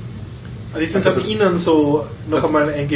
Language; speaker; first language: German; native; German